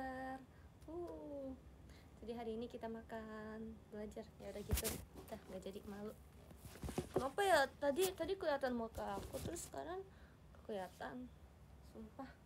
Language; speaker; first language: Indonesian; non-native, fluent; Japanese